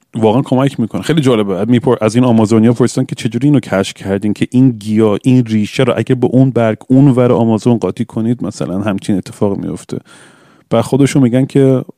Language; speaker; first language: Persian; early bilingual, other home language; English